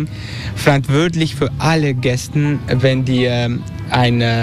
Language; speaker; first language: German; non-native, learner; Turkish